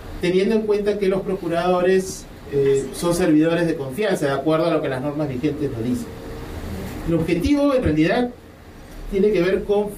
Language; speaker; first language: Spanish; native; Spanish